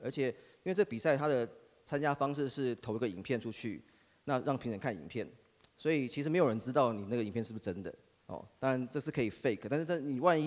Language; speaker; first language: Chinese; native; Chinese